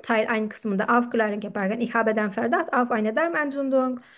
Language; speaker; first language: German; non-native, fluent; Turkish